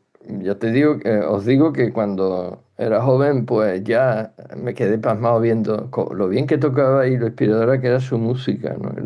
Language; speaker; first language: Spanish; native; Spanish